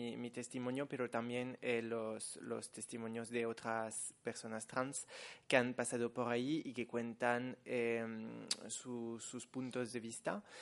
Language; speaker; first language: Spanish; non-native, fluent; French